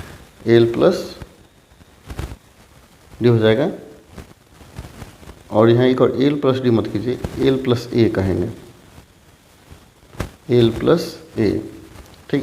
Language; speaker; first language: Hindi; native; Hindi